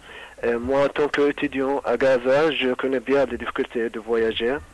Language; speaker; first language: French; non-native, learner; Arabic